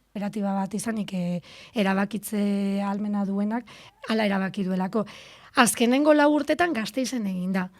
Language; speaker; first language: Basque; native; Basque